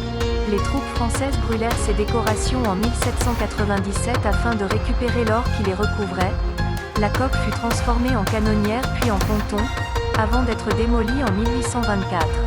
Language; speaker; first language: French; native; French